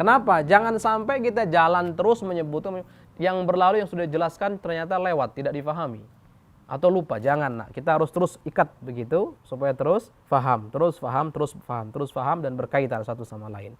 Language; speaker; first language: Indonesian; native; Indonesian